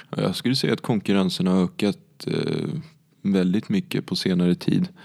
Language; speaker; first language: Swedish; early bilingual, other home language; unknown